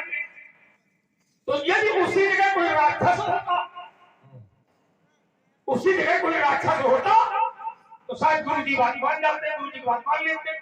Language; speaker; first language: Hindi; native; Hindi